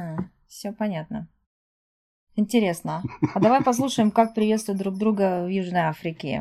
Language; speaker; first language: Russian; native; Russian